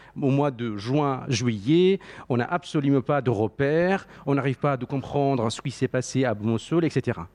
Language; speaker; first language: French; non-native, fluent; Central Kurdish